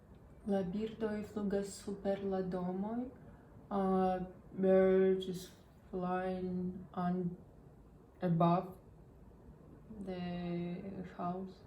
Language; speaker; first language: English; non-native, learner; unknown